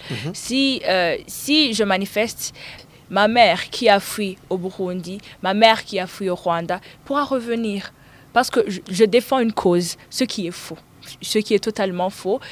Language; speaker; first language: French; non-native, local second language; Rundi